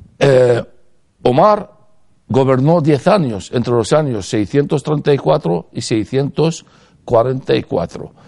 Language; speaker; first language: Spanish; non-native, fluent; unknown